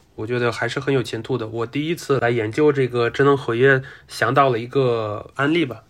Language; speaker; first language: Chinese; non-native, fluent; Russian